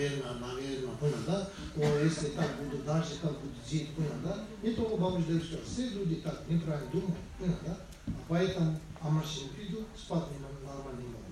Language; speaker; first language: Russian; non-native, learner; Tibetan